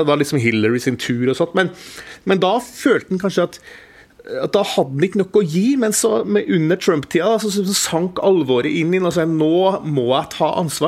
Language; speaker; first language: Norwegian; native; Norwegian